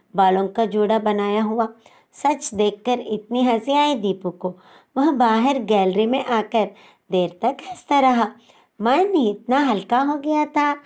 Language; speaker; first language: Hindi; non-native, local second language; Telugu